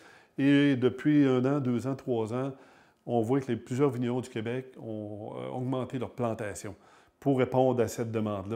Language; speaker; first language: French; native; French